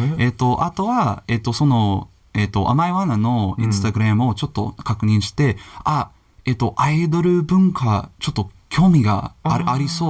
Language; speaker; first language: Japanese; non-native, learner; English